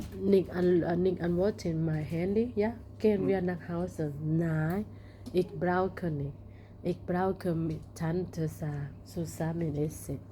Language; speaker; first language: German; non-native, learner; Thai